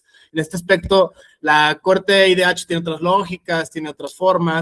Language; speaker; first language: Spanish; native; Spanish